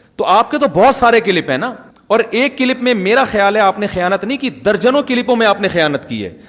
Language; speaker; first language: Urdu; native; Urdu